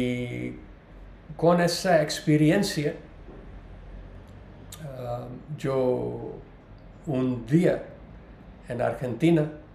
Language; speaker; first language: Spanish; non-native, learner; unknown